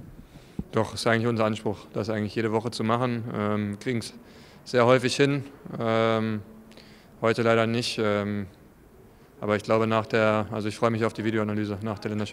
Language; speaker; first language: German; native; German